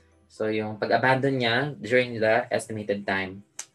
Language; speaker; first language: English; non-native, local second language; Filipino